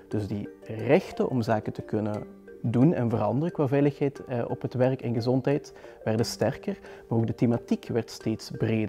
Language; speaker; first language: Dutch; native; Dutch